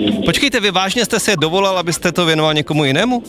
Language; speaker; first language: Czech; native; Czech